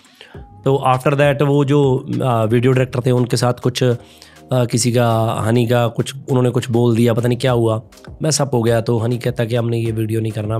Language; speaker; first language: Hindi; non-native, local second language; Punjabi